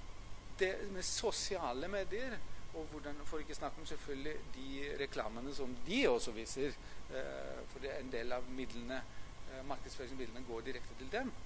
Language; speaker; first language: Norwegian; non-native, fluent; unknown